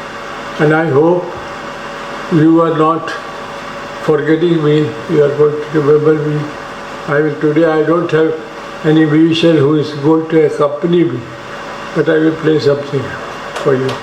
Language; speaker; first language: English; non-native, fluent; Hindi